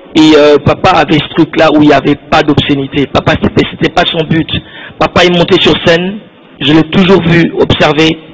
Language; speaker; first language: French; non-native, local second language; Lingala